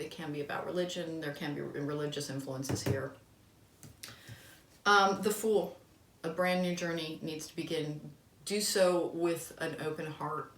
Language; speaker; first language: English; native; English